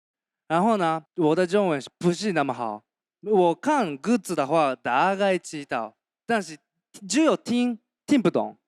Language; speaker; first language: Chinese; non-native, learner; Japanese